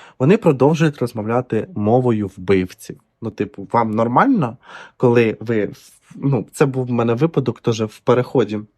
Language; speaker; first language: Ukrainian; non-native, local second language; Russian